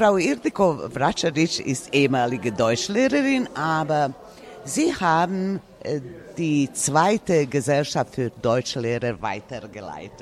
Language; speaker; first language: German; non-native, fluent; Serbian